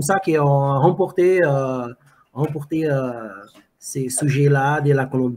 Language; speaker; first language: French; non-native, fluent; Portuguese